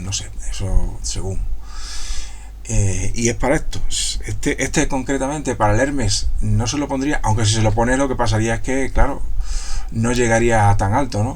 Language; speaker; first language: Spanish; native; Spanish